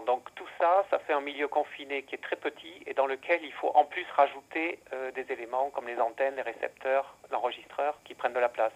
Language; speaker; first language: French; native; French